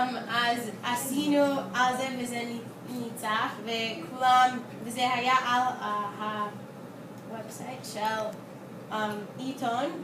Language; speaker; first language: Hebrew; early bilingual, other home language; English